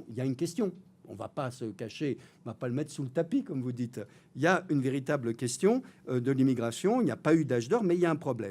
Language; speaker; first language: French; native; French